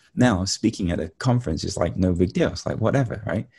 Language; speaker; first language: English; native; English